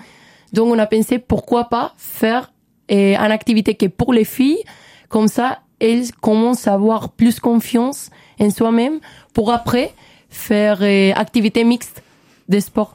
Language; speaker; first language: French; non-native, learner; Spanish